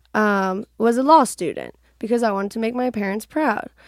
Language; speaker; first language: English; non-native, fluent; Persian